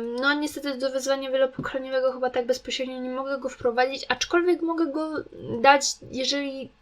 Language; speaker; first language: Polish; native; Polish